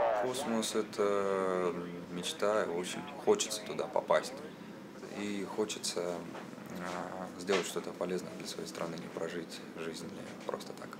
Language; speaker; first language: Russian; native; Russian